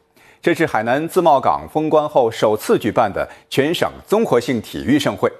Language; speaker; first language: Chinese; native; Chinese